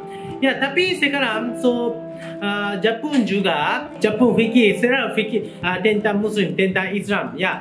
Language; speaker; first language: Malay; non-native, learner; Japanese